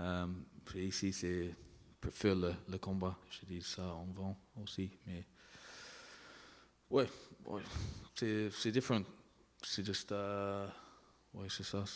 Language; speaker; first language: French; non-native, learner; English